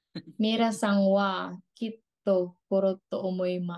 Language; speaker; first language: Japanese; non-native, learner; Filipino